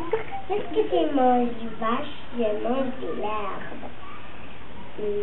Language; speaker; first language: French; non-native, learner; English